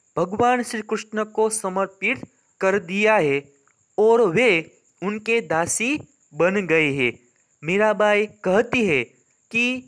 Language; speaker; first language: Hindi; non-native, local second language; Gujarati